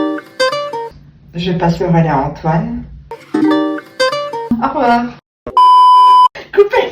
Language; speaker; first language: French; native; French